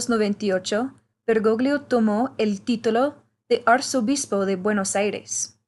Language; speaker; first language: Spanish; non-native, fluent; English